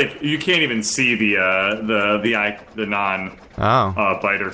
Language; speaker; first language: English; native; English